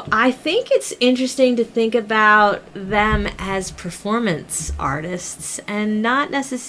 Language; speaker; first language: English; native; English